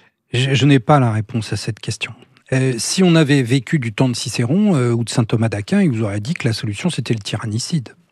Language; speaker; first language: French; native; French